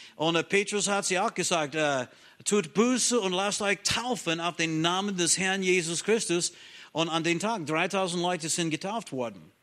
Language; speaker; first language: German; non-native, fluent; English